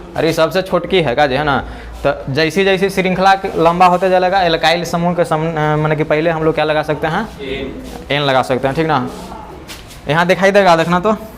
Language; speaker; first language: Hindi; native; Hindi